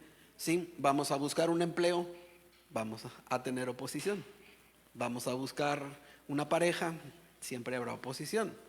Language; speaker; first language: Spanish; native; Spanish